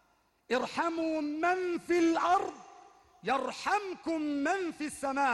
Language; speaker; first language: Arabic; native; Arabic